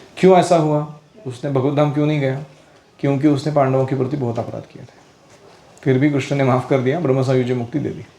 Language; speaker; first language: Hindi; non-native, local second language; Marathi